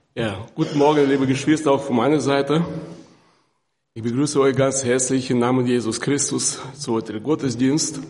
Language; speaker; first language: German; non-native, fluent; Russian